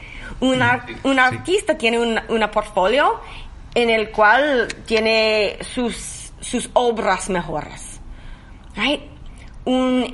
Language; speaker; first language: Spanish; non-native, learner; English